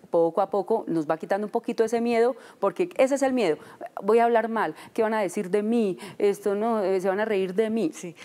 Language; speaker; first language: Spanish; native; Spanish